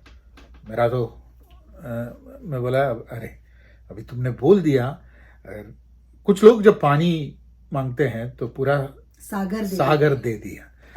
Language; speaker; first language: Hindi; non-native, local second language; Malayalam